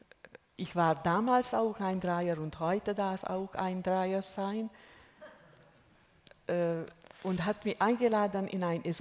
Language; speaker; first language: German; non-native, fluent; Hungarian